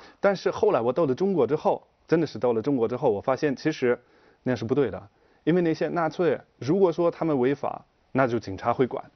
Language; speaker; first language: Chinese; non-native, fluent; German